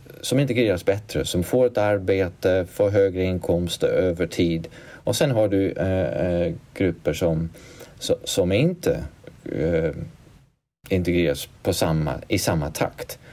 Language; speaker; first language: Swedish; non-native, fluent; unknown